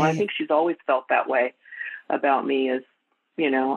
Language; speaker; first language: English; native; English